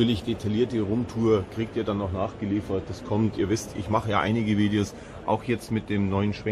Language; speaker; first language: German; native; German